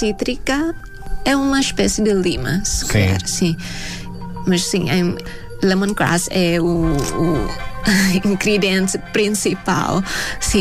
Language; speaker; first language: Portuguese; non-native, fluent; Thai